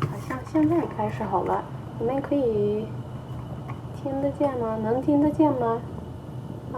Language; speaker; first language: Chinese; early bilingual, heritage; Chinese